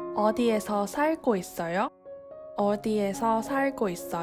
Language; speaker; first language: Korean; non-native, fluent; Chinese